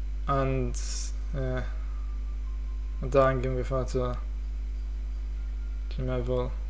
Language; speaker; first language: Welsh; non-native, fluent; English